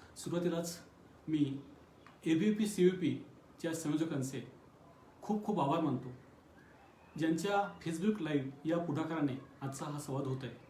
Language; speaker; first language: Marathi; non-native, local second language; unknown